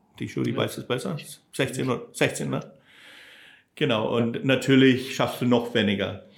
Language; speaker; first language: German; non-native, fluent; English